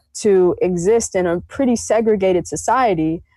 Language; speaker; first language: English; native; English